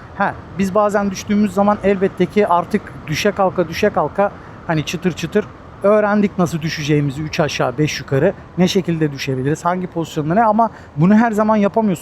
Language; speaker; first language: Turkish; native; Turkish